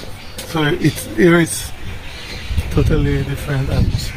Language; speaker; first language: English; non-native, learner; Hebrew